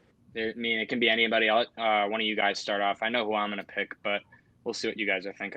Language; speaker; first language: English; native; English